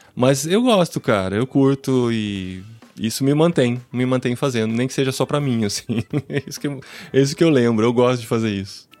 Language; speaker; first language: Portuguese; native; Portuguese